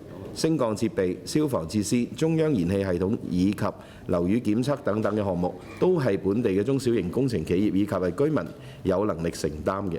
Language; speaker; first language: Cantonese; native; Cantonese